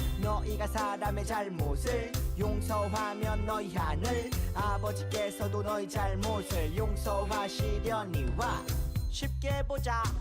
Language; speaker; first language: Korean; native; Korean